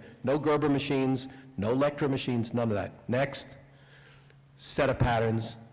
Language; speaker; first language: English; native; English